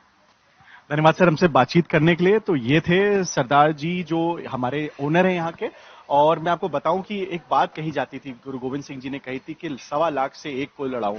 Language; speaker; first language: Hindi; native; Hindi